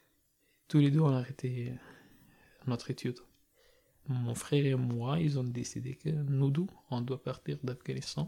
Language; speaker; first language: French; non-native, learner; Persian